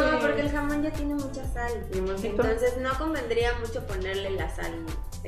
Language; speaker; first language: Spanish; native; Spanish